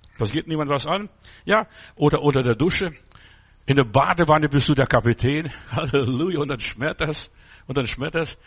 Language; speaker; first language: German; non-native, fluent; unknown